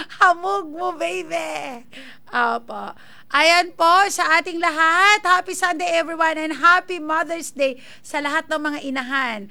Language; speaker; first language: Filipino; non-native, local second language; Hiligaynon